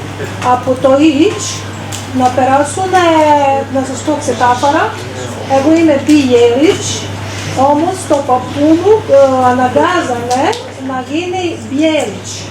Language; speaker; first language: Greek; non-native, fluent; Serbian